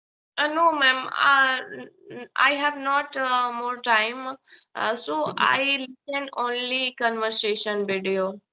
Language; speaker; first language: English; non-native, learner; Hindi